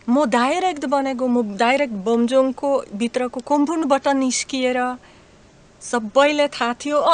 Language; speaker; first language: Nepali; non-native, learner; Slovak